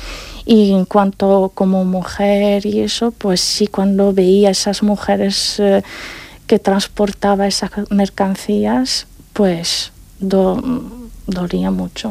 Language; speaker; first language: Spanish; non-native, fluent; Arabic